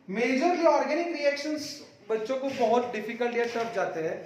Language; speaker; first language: Hindi; non-native, local second language; Marathi